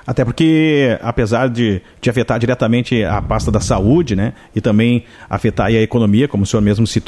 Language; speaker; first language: Portuguese; native; Portuguese